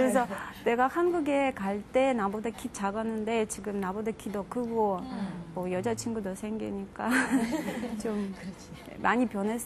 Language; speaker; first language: Korean; non-native, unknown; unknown